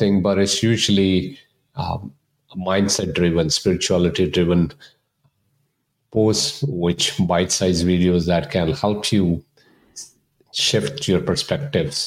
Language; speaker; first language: English; non-native, local second language; Punjabi